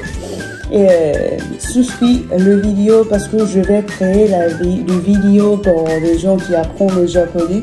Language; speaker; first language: French; non-native, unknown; Japanese